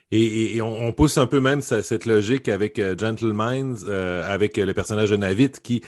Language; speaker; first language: French; native; French